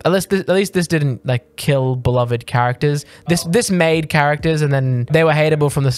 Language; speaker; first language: English; native; English